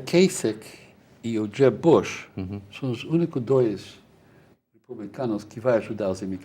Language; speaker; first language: Portuguese; non-native, fluent; Spanish